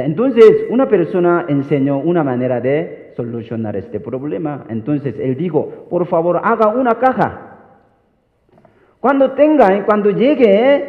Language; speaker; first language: Spanish; non-native, fluent; Korean